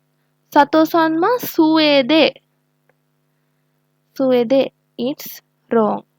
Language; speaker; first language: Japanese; non-native, learner; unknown